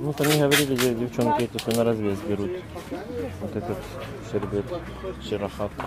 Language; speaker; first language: Russian; native; Russian